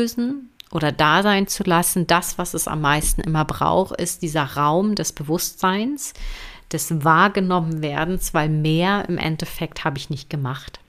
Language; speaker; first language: German; native; German